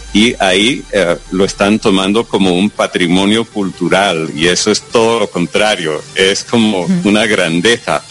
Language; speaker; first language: Spanish; non-native, fluent; English